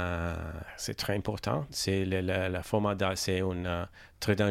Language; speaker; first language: French; non-native, learner; Italian